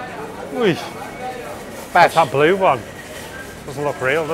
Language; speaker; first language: English; native; English